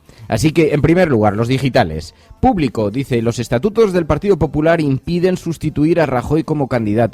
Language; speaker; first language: Spanish; native; Spanish